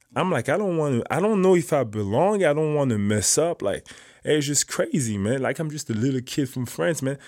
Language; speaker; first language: English; non-native, fluent; French